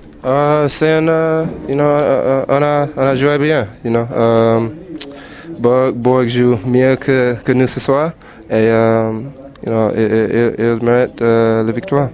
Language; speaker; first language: French; non-native, learner; English